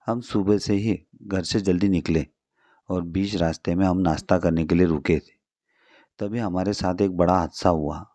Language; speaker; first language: Hindi; non-native, local second language; Marathi